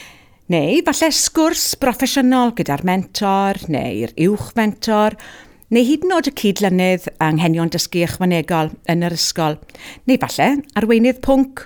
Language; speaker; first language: Welsh; native; Welsh